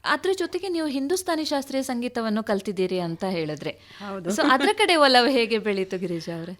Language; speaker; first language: Kannada; native; Kannada